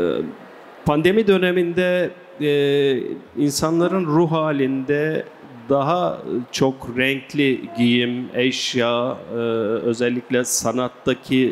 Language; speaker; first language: Turkish; native; Turkish